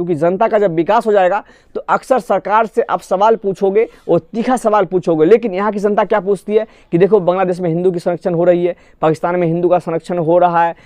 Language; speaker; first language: Hindi; non-native, local second language; Assamese